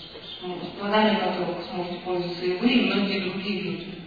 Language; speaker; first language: Russian; native; Russian